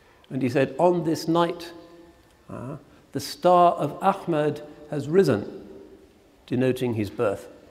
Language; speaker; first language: English; native; English